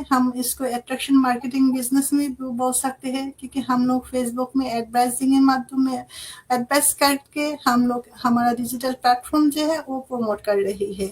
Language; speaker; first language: Hindi; non-native, fluent; Bangla